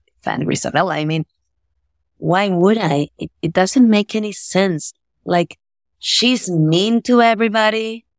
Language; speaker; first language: English; non-native, fluent; Spanish